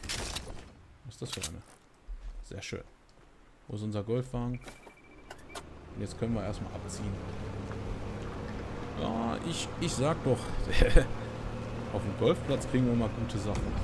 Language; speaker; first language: German; native; German